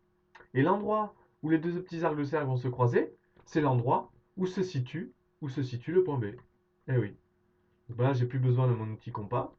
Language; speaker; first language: French; native; French